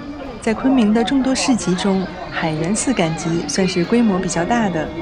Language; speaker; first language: Chinese; native; Chinese